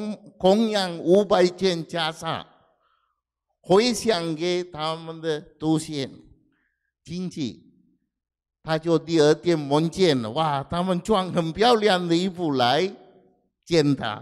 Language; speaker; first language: Chinese; non-native, fluent; Sinhala